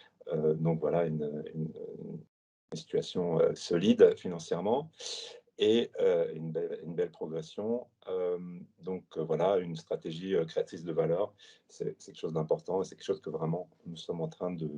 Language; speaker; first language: French; native; French